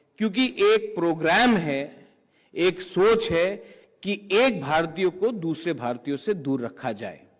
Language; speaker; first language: Hindi; non-native, local second language; Kok Borok